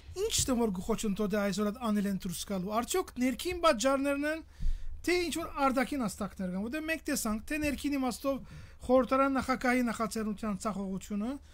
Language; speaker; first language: Armenian; early bilingual, heritage; Armenian